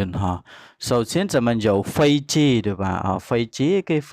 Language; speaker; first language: Chinese; non-native, fluent; Khmer